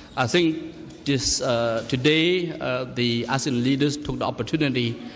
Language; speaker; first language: English; non-native, fluent; Khmer